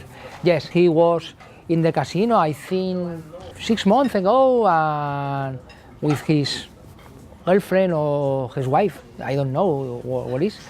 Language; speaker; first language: English; non-native, learner; Spanish